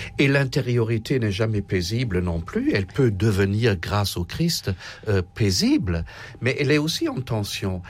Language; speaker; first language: French; non-native, fluent; German